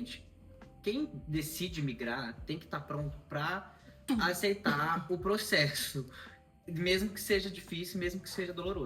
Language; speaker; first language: Portuguese; native; Portuguese